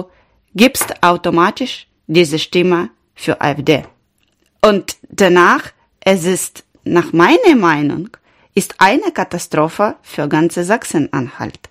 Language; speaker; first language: German; non-native, learner; Ukrainian